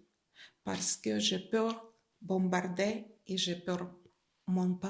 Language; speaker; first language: French; non-native, learner; Ukrainian